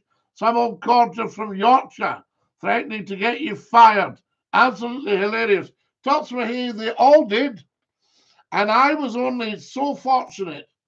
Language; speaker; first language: English; native; English